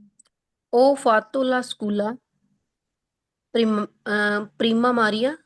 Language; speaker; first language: Italian; non-native, learner; Punjabi